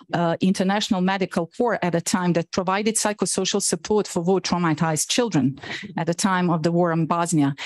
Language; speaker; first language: English; non-native, fluent; Bosnian